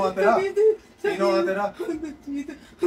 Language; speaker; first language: Filipino; non-native, learner; Punjabi